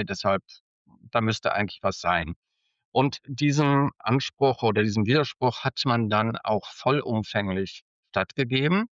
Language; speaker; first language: German; native; German